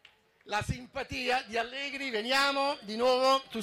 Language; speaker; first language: Italian; native; Italian